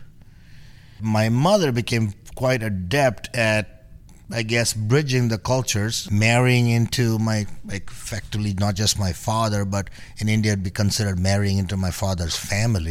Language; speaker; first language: English; non-native, local second language; Punjabi